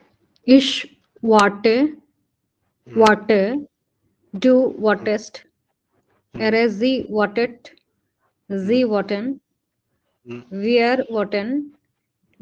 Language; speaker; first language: German; non-native, learner; Hindi